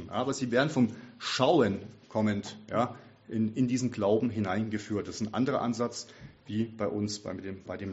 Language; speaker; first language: German; native; German